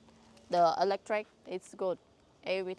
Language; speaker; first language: English; non-native, learner; Khmer